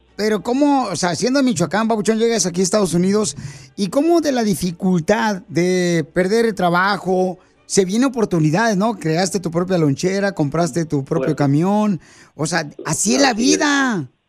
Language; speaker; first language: Spanish; native; Spanish